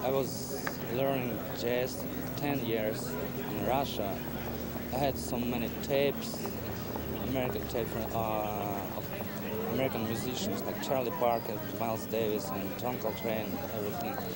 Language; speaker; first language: English; non-native, learner; Russian